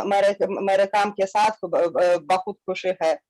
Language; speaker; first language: Hindi; non-native, learner; Russian